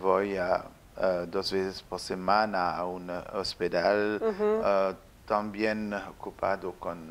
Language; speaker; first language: Spanish; non-native, learner; French